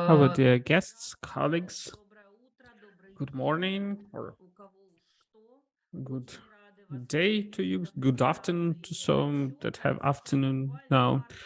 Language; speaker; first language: English; non-native, fluent; Russian